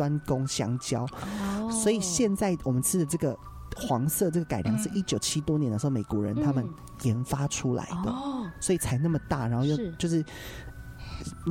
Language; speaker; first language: Chinese; non-native, local second language; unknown